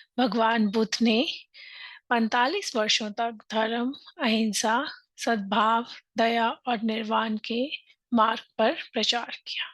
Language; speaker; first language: Hindi; native; Hindi